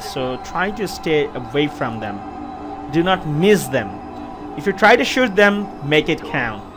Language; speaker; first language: English; non-native, fluent; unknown